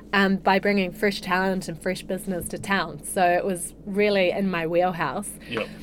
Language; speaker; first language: English; native; English